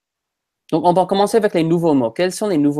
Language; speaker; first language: French; non-native, fluent; English